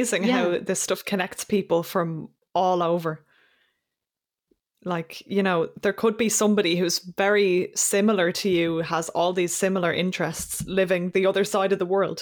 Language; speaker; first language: English; native; English